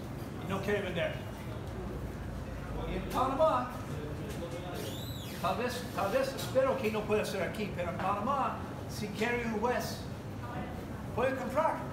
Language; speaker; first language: Spanish; non-native, learner; English